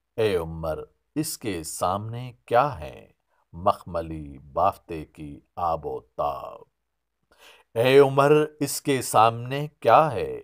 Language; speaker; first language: Urdu; non-native, local second language; Sindhi